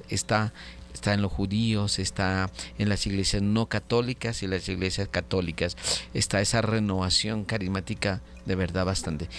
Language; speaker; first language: Spanish; native; Spanish